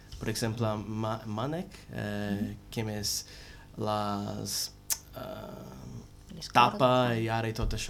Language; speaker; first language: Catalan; non-native, learner; Portuguese